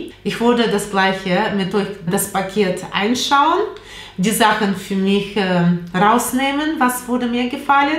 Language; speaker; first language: German; non-native, learner; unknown